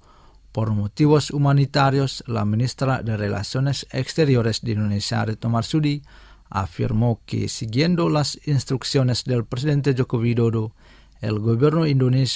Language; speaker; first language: Spanish; non-native, fluent; Indonesian